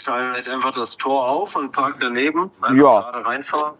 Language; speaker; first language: German; native; German